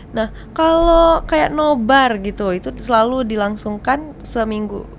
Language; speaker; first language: Indonesian; native; Indonesian